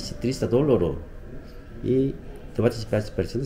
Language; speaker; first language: Russian; non-native, learner; Korean